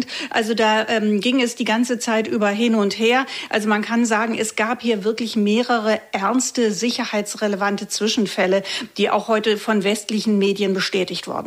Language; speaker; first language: German; native; German